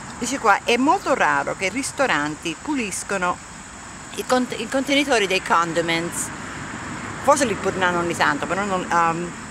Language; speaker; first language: Italian; early bilingual, heritage; Italian